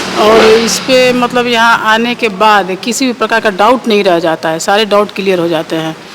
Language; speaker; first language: Hindi; native; Hindi